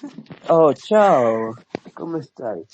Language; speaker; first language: Italian; non-native, learner; Spanish